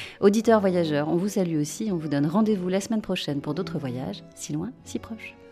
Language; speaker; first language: French; native; French